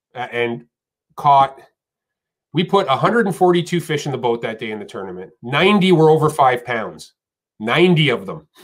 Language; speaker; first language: English; native; English